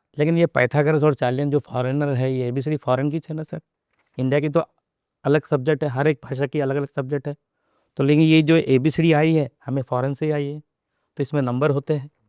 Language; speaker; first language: Hindi; non-native, local second language; Telugu